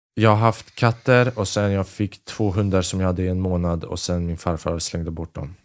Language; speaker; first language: Swedish; early bilingual, other home language; Albanian